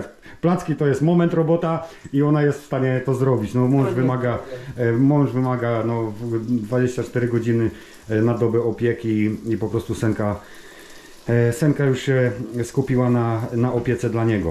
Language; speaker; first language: Polish; native; Polish